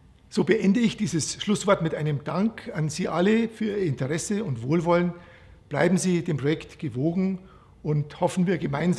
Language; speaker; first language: German; native; German